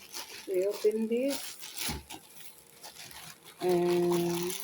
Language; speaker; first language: English; non-native, local second language; Filipino